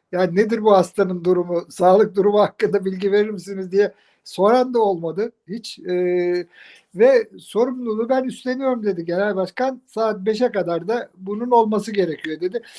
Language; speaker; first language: Turkish; native; Turkish